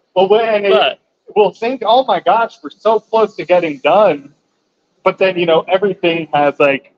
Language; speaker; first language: English; native; English